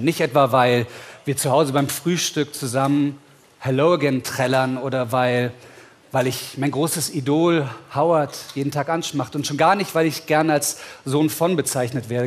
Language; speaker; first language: German; native; German